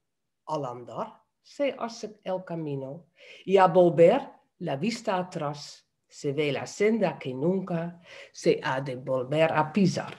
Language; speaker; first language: Spanish; non-native, fluent; Dutch